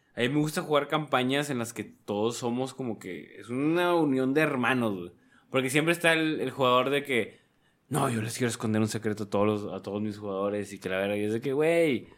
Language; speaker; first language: Spanish; native; Spanish